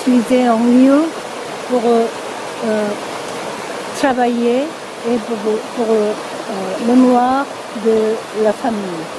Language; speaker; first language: French; non-native, fluent; Korean